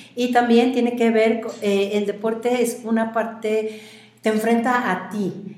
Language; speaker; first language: Spanish; native; Spanish